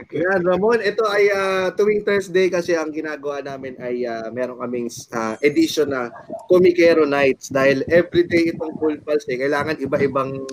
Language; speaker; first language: Filipino; native; Filipino